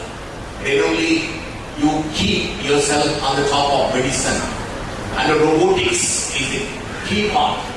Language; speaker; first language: English; non-native, local second language; Telugu